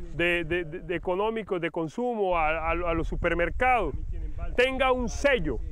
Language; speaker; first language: Spanish; native; Spanish